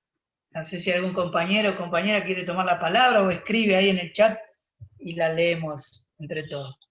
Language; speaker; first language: Spanish; native; Spanish